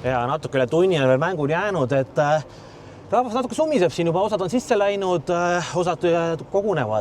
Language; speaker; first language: Estonian; native; Estonian